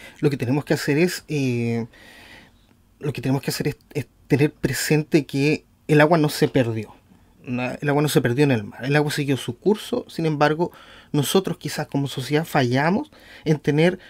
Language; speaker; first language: Spanish; native; Spanish